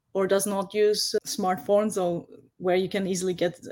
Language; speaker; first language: English; non-native, fluent; German